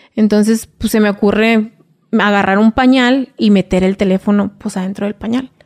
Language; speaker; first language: Spanish; native; Spanish